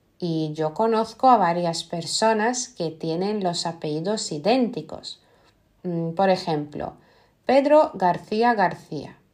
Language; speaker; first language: Spanish; non-native, fluent; Lithuanian